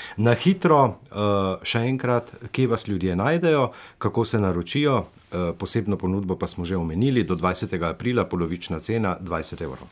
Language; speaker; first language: Slovenian; native; Slovenian